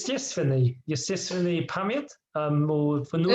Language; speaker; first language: Russian; non-native, learner; English